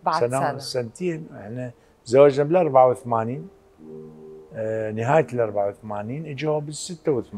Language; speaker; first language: Arabic; native; Arabic